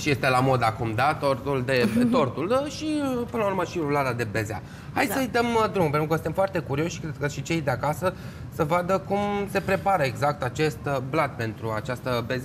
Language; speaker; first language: Romanian; native; Romanian